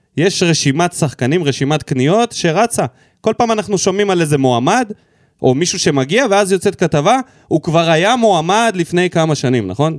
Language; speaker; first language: Hebrew; early bilingual, other home language; Russian